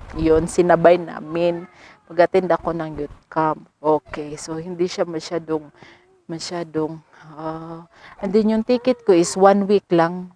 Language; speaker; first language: Filipino; non-native, local second language; Cebuano